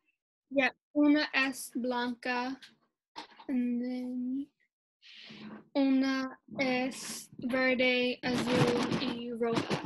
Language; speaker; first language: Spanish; non-native, learner; English